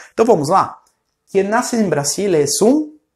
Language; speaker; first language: Portuguese; non-native, fluent; Spanish